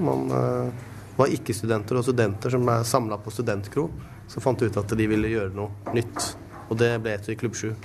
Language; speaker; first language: Norwegian; native; Norwegian